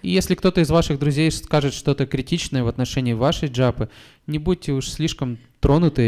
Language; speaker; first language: Russian; native; Russian